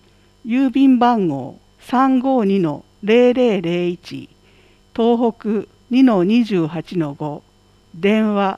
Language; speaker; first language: Japanese; native; Japanese